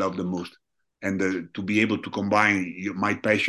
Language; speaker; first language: English; non-native, fluent; Italian